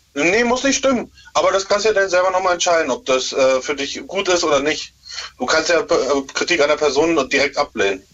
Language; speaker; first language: German; native; German